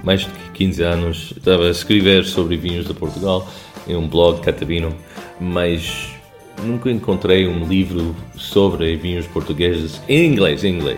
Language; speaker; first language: Portuguese; non-native, fluent; English